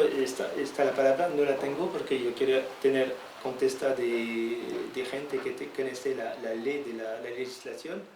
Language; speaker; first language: Spanish; non-native, learner; French